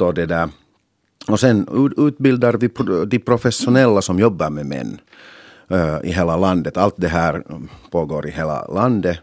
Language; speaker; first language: Swedish; non-native, local second language; Finnish